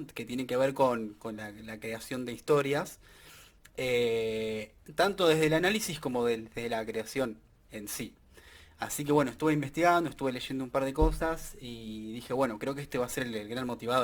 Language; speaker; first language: Spanish; native; Spanish